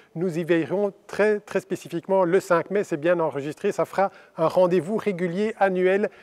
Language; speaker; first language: French; native; French